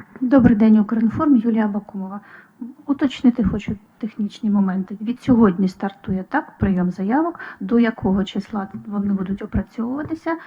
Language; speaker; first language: Ukrainian; native; Ukrainian